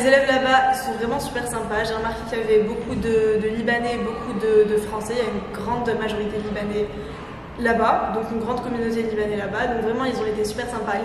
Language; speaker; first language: French; non-native, local second language; Arabic